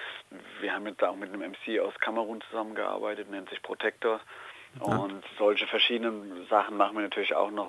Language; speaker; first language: German; native; German